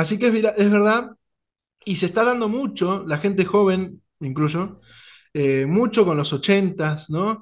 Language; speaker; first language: Spanish; native; Spanish